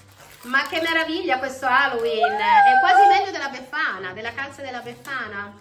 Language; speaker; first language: Italian; native; Italian